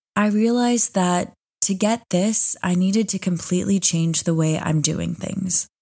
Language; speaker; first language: English; native; English